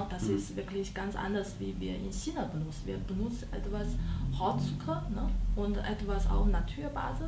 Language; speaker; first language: German; non-native, learner; Chinese